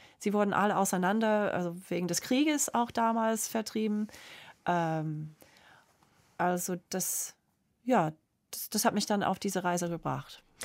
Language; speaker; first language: German; non-native, fluent; English